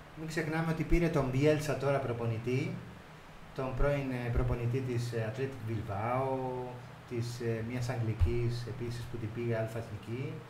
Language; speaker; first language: Greek; non-native, fluent; Spanish